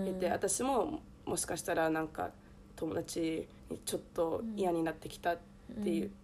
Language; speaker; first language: Japanese; early bilingual, heritage; Japanese